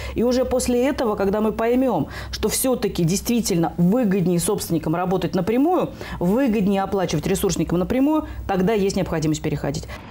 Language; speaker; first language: Russian; native; Russian